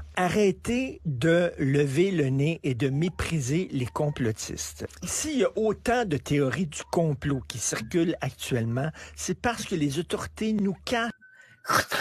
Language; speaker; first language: French; native; French